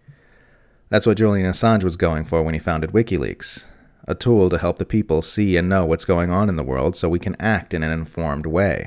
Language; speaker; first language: English; native; English